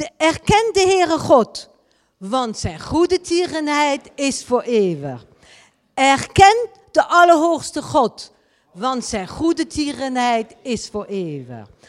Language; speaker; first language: Dutch; non-native, fluent; French